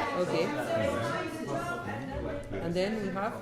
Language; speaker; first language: English; non-native, learner; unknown